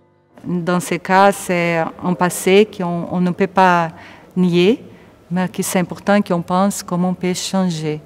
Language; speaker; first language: French; non-native, fluent; Portuguese